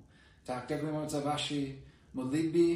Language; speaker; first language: Czech; non-native, learner; English